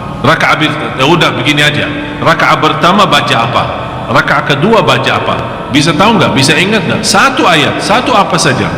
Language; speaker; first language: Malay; non-native, fluent; Arabic